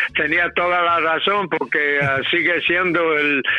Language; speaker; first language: Spanish; non-native, fluent; English